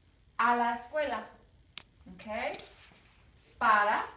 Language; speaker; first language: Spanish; non-native, fluent; English